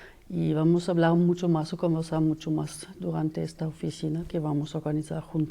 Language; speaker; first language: Spanish; non-native, fluent; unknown